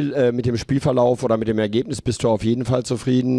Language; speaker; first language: German; native; German